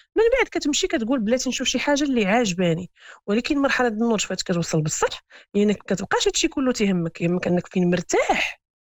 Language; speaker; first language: Arabic; native; Arabic